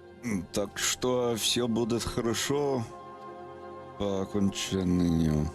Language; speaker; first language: Russian; non-native, learner; English